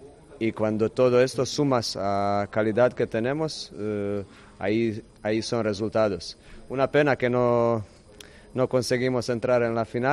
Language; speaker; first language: Spanish; non-native, fluent; Croatian